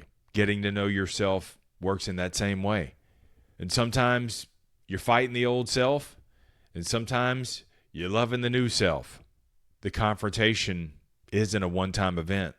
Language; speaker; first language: English; native; English